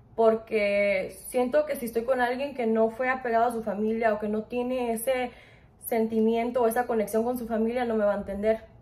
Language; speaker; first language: Spanish; early bilingual, heritage; Spanish